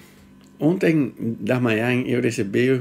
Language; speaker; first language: Portuguese; non-native, fluent; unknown